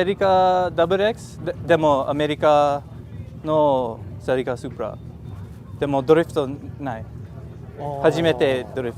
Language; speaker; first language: Japanese; non-native, learner; English